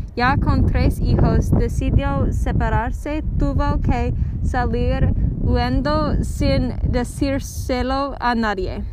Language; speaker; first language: Spanish; non-native, learner; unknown